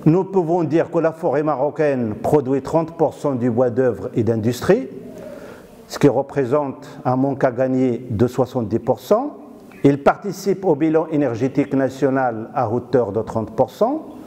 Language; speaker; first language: French; non-native, local second language; Arabic